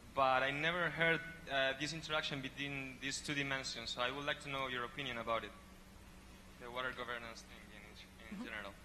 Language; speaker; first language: English; non-native, fluent; Spanish